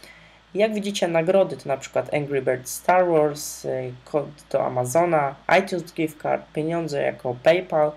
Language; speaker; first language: Polish; native; Polish